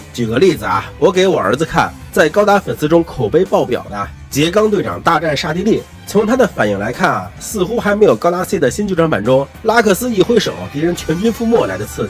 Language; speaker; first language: Chinese; native; Chinese